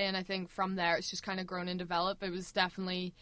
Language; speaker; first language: English; native; English